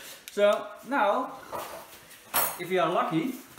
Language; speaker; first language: English; non-native, learner; Dutch